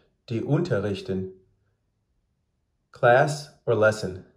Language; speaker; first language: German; non-native, fluent; English